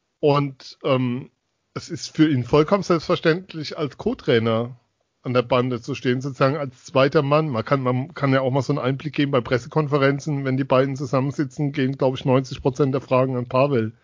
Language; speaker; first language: German; native; German